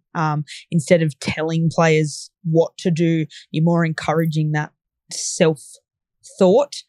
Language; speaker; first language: English; native; English